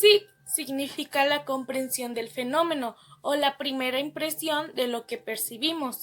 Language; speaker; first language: Spanish; native; Spanish